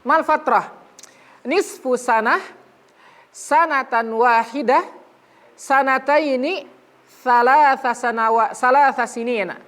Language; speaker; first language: Arabic; non-native, fluent; Indonesian